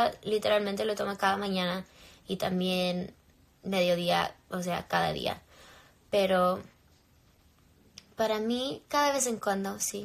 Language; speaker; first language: Spanish; early bilingual, heritage; English